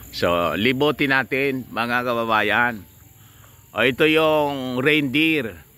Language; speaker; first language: Filipino; non-native, local second language; Bikol